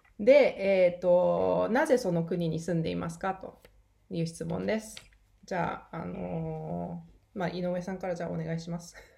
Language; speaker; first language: Japanese; native; Japanese